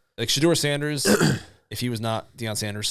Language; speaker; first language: English; native; English